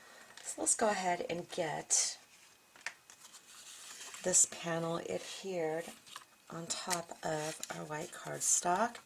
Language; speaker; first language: English; native; English